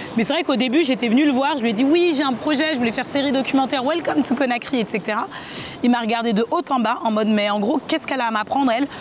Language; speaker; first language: French; native; French